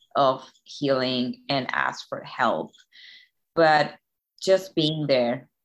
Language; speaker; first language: English; non-native, fluent; Spanish